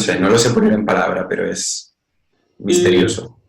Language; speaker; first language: Spanish; native; Spanish